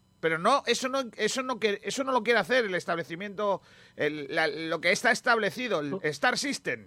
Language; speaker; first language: Spanish; native; Spanish